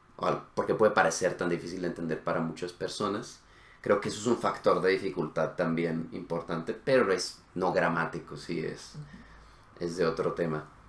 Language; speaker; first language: Spanish; native; Spanish